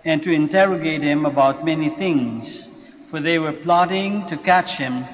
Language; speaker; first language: English; non-native, local second language; Filipino